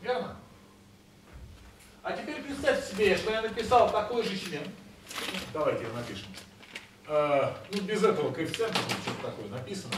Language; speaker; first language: Russian; native; Russian